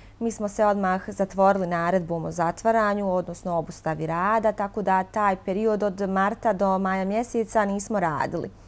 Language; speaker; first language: Croatian; native; Croatian